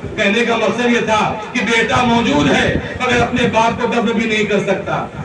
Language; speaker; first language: Urdu; native; Urdu